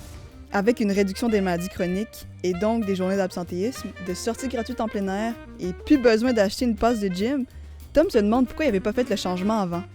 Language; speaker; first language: French; native; French